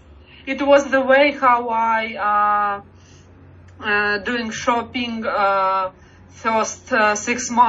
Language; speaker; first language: English; non-native, learner; Russian